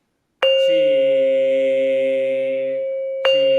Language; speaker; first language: English; native; English